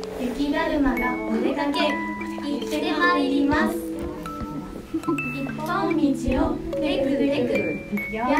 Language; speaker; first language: Japanese; native; Japanese